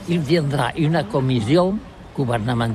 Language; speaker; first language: French; non-native, learner; Catalan